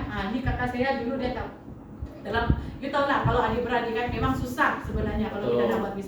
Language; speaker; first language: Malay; non-native, local second language; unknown